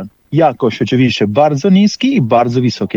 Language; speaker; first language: Polish; non-native, fluent; Italian